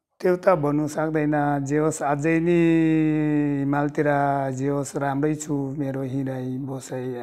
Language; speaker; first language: Nepali; non-native, local second language; Sherpa